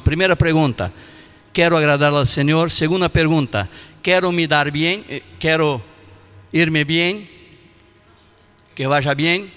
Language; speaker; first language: Spanish; non-native, learner; Portuguese